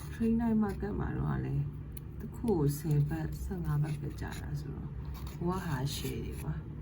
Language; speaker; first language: Burmese; non-native, local second language; Shan